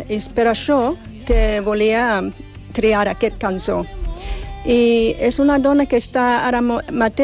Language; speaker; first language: Catalan; non-native, fluent; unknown